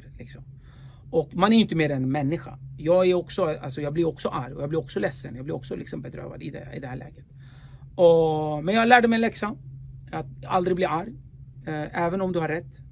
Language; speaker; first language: Swedish; early bilingual, other home language; Kurdish